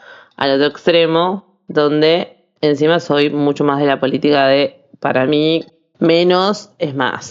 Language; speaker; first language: Spanish; native; Spanish